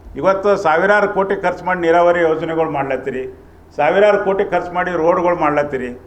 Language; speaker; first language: Kannada; native; Kannada